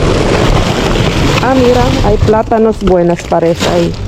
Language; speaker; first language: Spanish; non-native, learner; Filipino